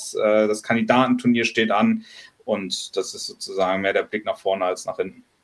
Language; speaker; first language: German; native; German